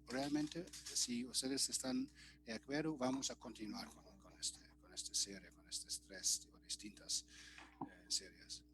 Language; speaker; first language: Spanish; non-native, fluent; German